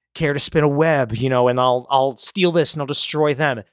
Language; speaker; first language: English; native; English